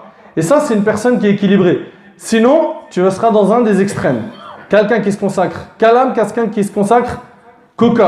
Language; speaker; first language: French; native; French